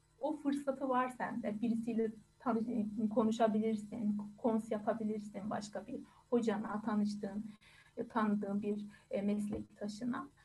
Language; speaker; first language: Turkish; non-native, fluent; Persian